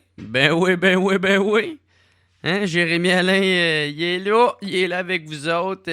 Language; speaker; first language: French; native; French